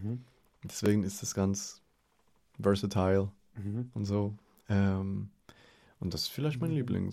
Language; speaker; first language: German; non-native, fluent; Spanish